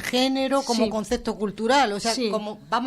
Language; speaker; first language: Spanish; native; Spanish